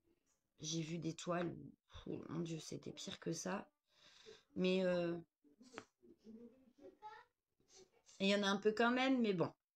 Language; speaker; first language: French; native; French